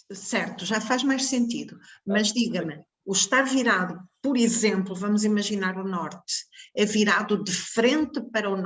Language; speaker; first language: Portuguese; native; Portuguese